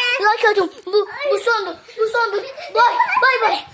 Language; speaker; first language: Turkish; early bilingual, heritage; Turkish